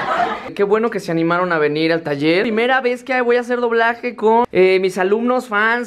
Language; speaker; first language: Spanish; native; Spanish